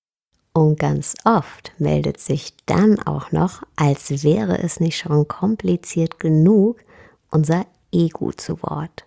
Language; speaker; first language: German; native; German